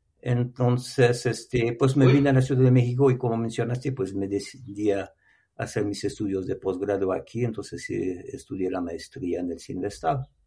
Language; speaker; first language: Spanish; non-native, fluent; French